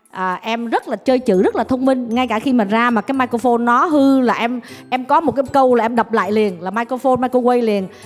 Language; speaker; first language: Vietnamese; native; Vietnamese